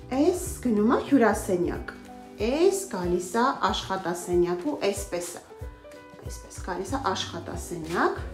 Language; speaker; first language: Armenian; native; Armenian